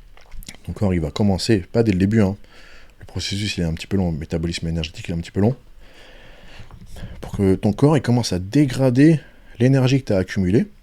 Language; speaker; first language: French; native; French